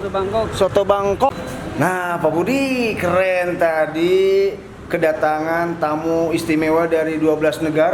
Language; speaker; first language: Indonesian; native; Indonesian